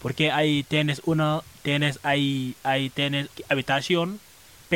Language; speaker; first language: Spanish; non-native, learner; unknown